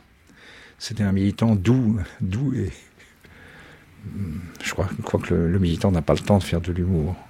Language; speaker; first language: French; native; French